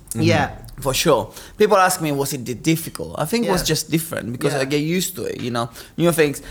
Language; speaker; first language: English; non-native, fluent; Italian